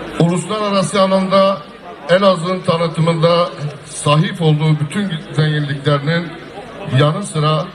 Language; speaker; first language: Turkish; native; Turkish